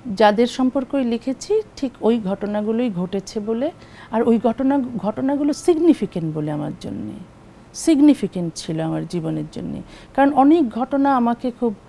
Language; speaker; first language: Bangla; native; Bangla